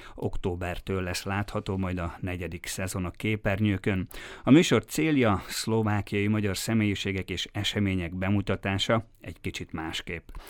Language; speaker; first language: Hungarian; native; Hungarian